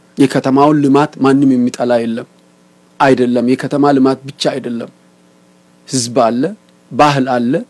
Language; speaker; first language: Amharic; non-native, local second language; Oromo